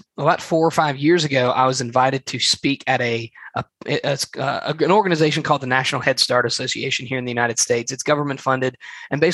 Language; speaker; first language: English; native; English